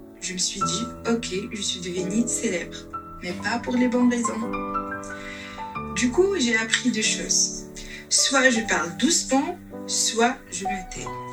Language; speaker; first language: French; non-native, local second language; Arabic